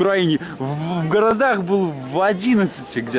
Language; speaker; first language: Russian; native; Russian